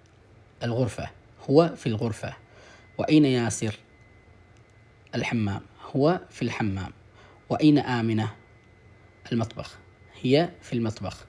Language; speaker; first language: Arabic; non-native, fluent; Tamil